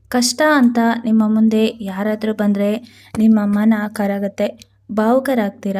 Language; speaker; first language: Kannada; native; Kannada